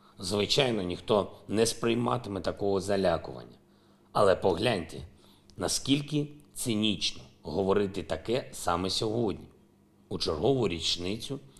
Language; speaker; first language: Ukrainian; non-native, local second language; Russian